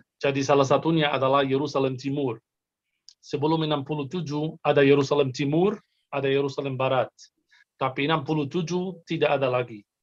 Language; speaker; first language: Indonesian; non-native, fluent; Arabic